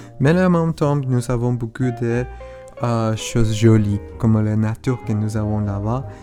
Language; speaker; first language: French; non-native, learner; Spanish